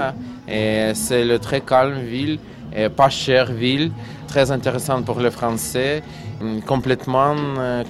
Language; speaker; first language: French; non-native, learner; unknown